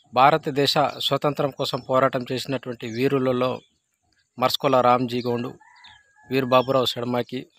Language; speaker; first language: Telugu; non-native, local second language; Gondi